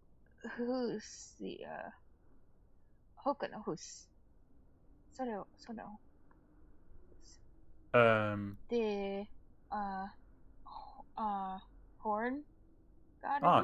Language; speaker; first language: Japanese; non-native, learner; English